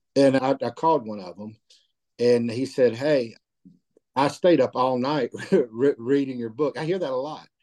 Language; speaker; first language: English; native; English